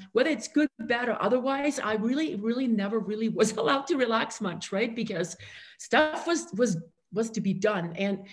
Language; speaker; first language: English; non-native, fluent; German